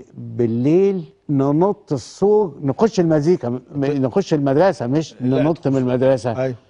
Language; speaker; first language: Arabic; native; Arabic